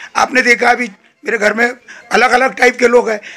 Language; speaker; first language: Hindi; non-native, local second language; Marathi